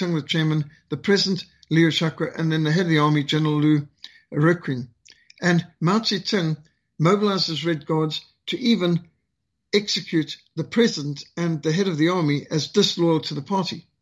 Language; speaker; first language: English; native; English